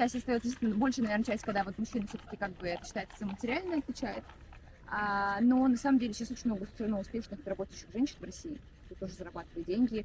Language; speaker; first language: Russian; native; Russian